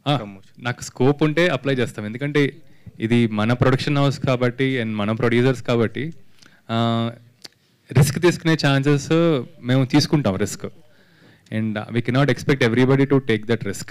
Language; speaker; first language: Telugu; native; Telugu